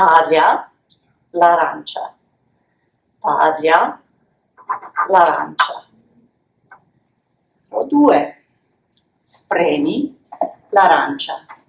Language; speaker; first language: Italian; non-native, fluent; English